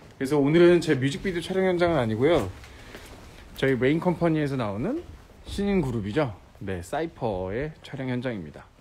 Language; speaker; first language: Korean; native; Korean